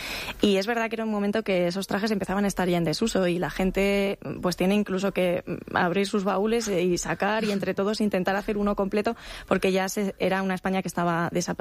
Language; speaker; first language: Spanish; native; Spanish